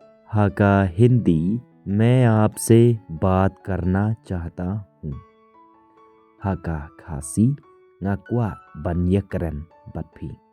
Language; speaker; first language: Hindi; non-native, local second language; Khasi